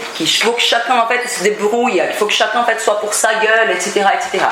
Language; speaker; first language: French; non-native, fluent; Portuguese